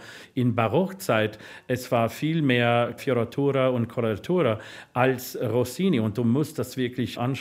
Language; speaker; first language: German; non-native, fluent; English